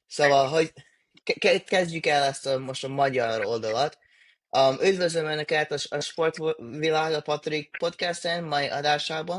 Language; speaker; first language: Hungarian; early bilingual, heritage; English